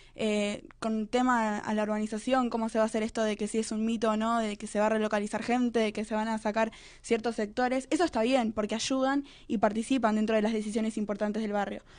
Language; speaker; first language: Spanish; native; Spanish